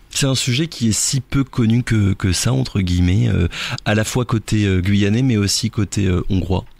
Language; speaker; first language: French; native; French